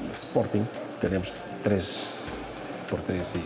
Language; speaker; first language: Portuguese; non-native, fluent; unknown